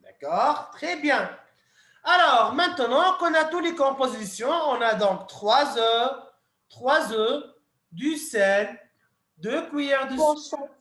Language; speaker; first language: French; non-native, fluent; Arabic